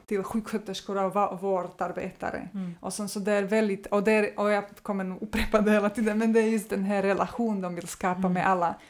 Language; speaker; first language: Swedish; non-native, fluent; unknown